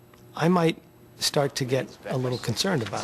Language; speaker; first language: English; native; English